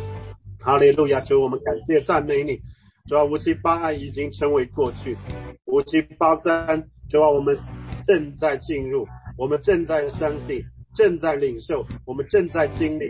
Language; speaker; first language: Chinese; native; Chinese